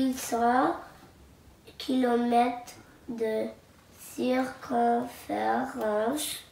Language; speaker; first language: French; non-native, local second language; English